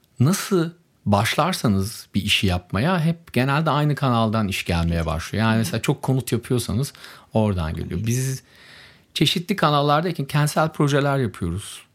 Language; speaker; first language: Turkish; early bilingual, heritage; Turkish